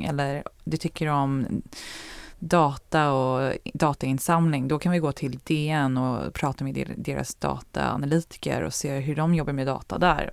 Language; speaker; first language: Swedish; early bilingual, heritage; Swedish